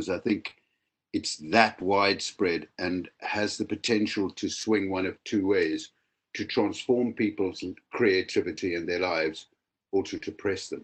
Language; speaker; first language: English; native; English